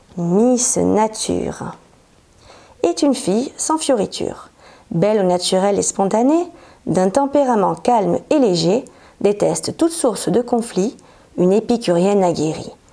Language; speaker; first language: French; native; French